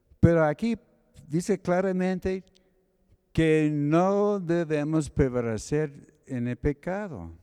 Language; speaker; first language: Spanish; non-native, fluent; English